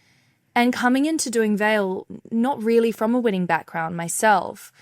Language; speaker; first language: English; native; English